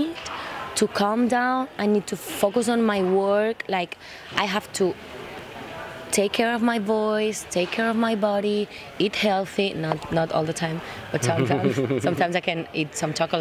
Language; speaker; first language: English; non-native, fluent; Spanish